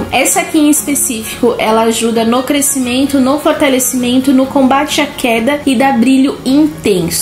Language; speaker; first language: Portuguese; native; Portuguese